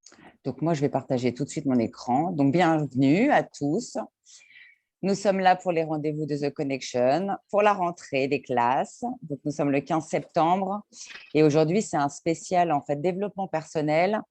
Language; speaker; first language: French; native; French